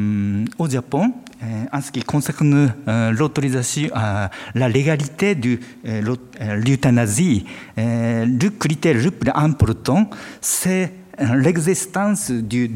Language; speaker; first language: French; non-native, fluent; Japanese